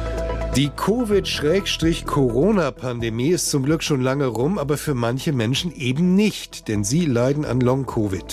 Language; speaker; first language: German; native; German